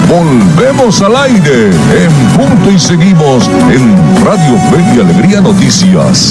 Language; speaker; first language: Spanish; native; Spanish